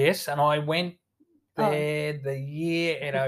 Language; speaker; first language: English; native; English